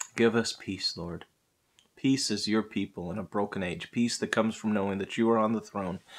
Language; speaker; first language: English; native; English